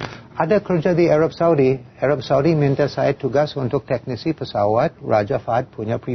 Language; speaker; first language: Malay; non-native, fluent; English